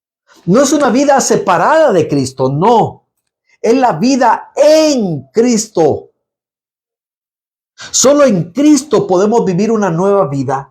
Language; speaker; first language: Spanish; native; Spanish